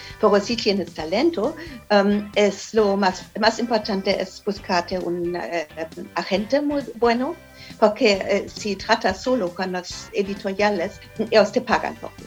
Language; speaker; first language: Spanish; non-native, learner; German